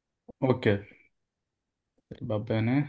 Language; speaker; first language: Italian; non-native, learner; Bangla